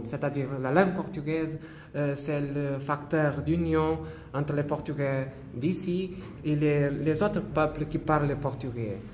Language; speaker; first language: French; non-native, fluent; Portuguese